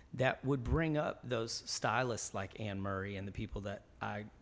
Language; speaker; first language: English; native; English